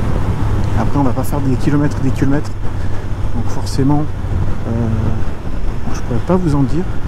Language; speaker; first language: French; native; French